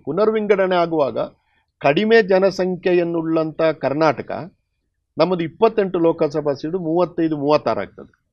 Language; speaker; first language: Kannada; non-native, local second language; Tulu